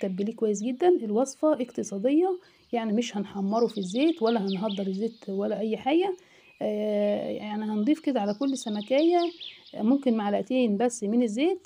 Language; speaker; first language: Arabic; native; Arabic